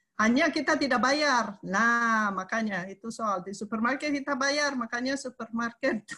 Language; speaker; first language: Indonesian; non-native, fluent; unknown